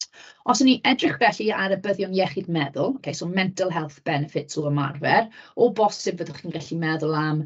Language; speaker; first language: Welsh; native; Welsh